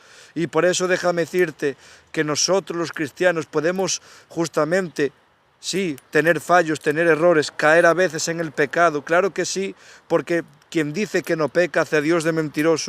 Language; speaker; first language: Spanish; native; Spanish